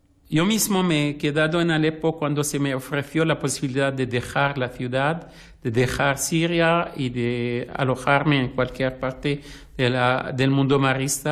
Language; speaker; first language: Spanish; non-native, fluent; Arabic